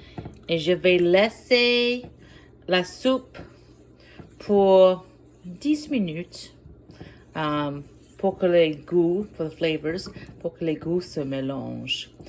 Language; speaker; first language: French; non-native, fluent; English